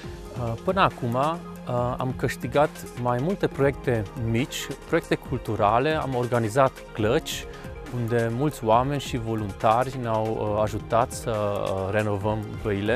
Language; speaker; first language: Romanian; non-native, local second language; Hungarian